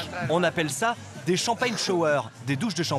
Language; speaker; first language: French; native; French